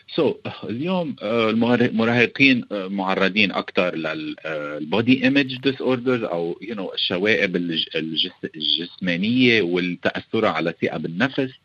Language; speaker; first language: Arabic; native; Arabic